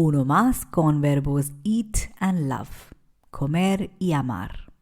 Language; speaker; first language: Spanish; non-native, fluent; English